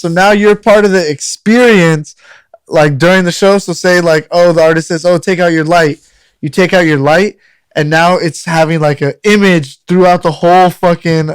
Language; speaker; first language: English; native; English